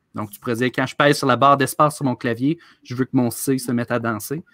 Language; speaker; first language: French; native; French